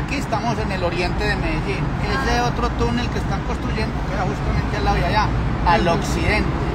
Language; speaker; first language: Spanish; native; Spanish